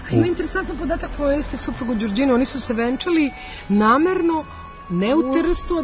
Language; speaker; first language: Serbian; native; Serbian